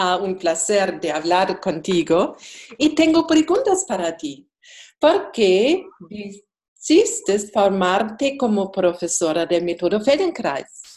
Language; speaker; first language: Spanish; non-native, fluent; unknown